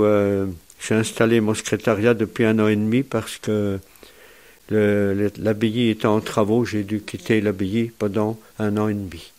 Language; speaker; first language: French; native; French